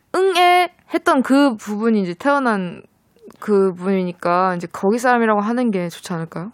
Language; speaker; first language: Korean; early bilingual, heritage; Korean